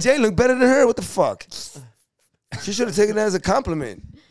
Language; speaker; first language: English; early bilingual, other home language; Spanish